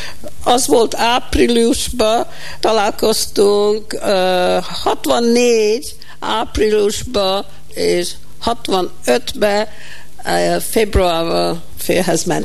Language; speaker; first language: Hungarian; early bilingual, heritage; Hungarian